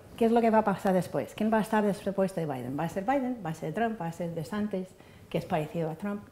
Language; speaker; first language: Spanish; non-native, fluent; English